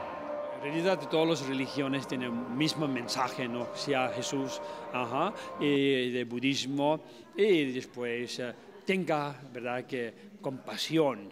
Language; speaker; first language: Spanish; non-native, learner; Tibetan